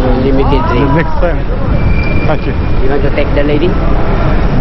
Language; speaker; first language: English; non-native, learner; Japanese